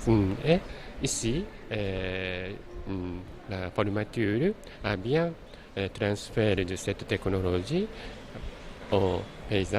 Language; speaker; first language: French; non-native, learner; Japanese